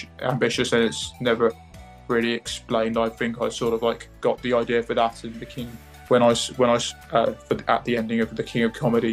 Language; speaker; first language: English; native; English